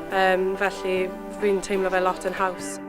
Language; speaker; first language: Welsh; native; Welsh